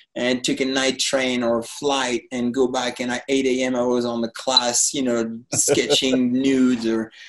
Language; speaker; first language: English; non-native, fluent; French